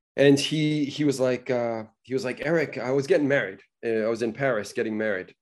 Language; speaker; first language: English; native; English